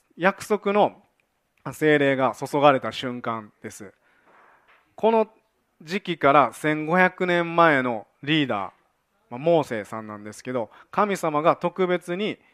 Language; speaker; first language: Japanese; native; Japanese